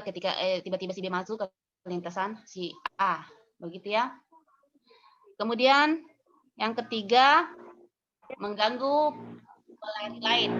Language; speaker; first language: Indonesian; non-native, local second language; Buginese